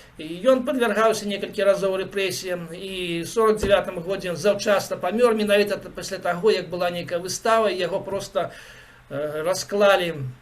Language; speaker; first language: Belarusian; native; Belarusian